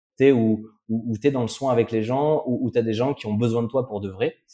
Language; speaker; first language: French; native; French